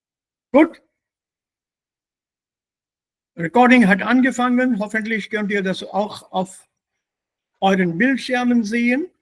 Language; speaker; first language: German; non-native, fluent; Hindi